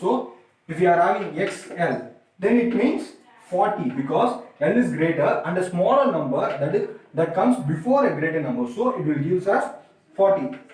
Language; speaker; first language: English; non-native, local second language; Tamil